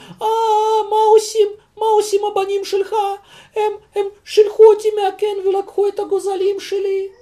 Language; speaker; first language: Hebrew; non-native, fluent; Russian